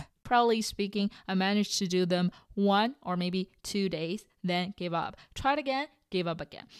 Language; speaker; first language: English; non-native, fluent; Chinese